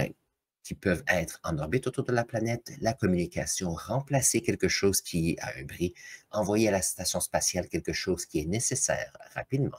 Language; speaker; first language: French; native; French